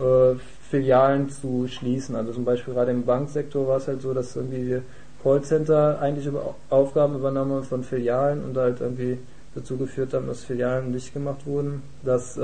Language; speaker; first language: German; native; German